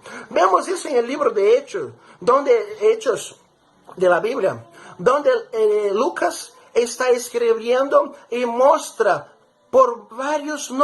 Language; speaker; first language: Spanish; non-native, fluent; Portuguese